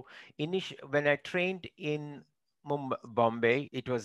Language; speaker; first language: English; non-native, local second language; Marathi